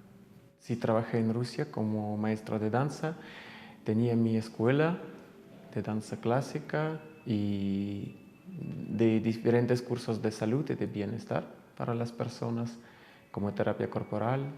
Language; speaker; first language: Spanish; non-native, fluent; Russian